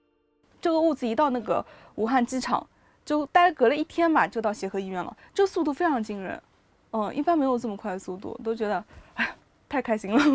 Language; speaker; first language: Chinese; native; Chinese